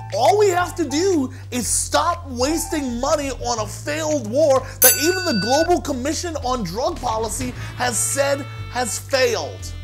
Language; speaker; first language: English; native; English